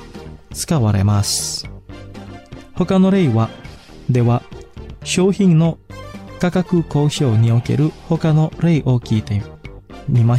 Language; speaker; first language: Japanese; non-native, fluent; Indonesian